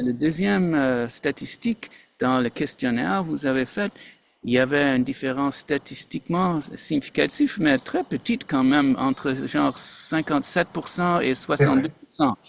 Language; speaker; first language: French; non-native, fluent; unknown